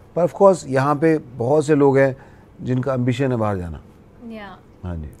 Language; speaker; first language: Hindi; native; Hindi